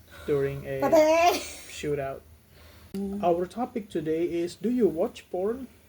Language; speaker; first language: English; non-native, fluent; Indonesian